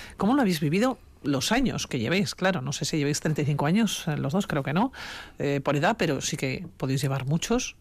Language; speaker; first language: Spanish; native; Spanish